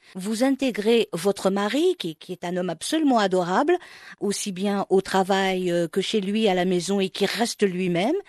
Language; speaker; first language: French; non-native, local second language; Arabic